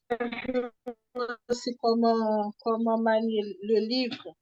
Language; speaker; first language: French; non-native, local second language; Haitian Creole